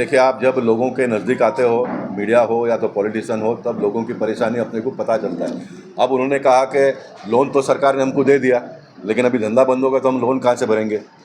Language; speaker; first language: Hindi; non-native, local second language; Tulu